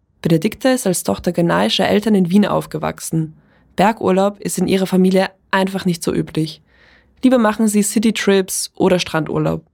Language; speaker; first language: German; early bilingual, other home language; Polish